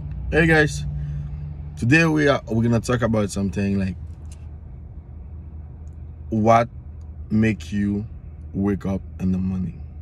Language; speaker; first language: English; non-native, fluent; Haitian Creole